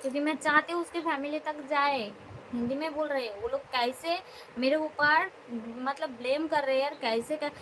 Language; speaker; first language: Hindi; non-native, local second language; Bangla